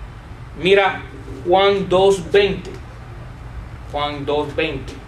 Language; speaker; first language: Spanish; non-native, fluent; English